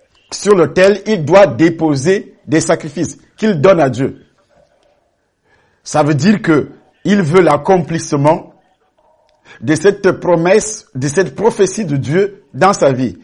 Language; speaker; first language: French; non-native, local second language; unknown